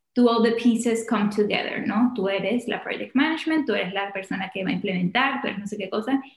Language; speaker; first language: Spanish; native; Spanish